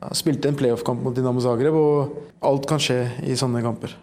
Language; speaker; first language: Norwegian; early bilingual, other home language; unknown